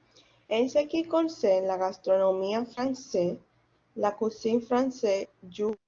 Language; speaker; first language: French; non-native, learner; Spanish